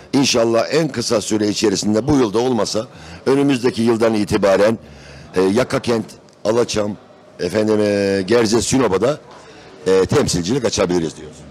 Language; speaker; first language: Turkish; native; Turkish